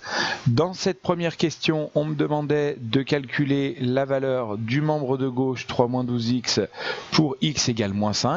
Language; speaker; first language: French; native; French